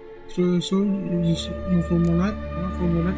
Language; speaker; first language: English; non-native, learner; Indonesian